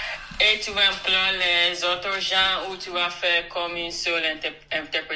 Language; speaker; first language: French; non-native, learner; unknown